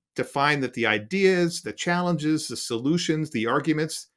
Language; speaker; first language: English; native; English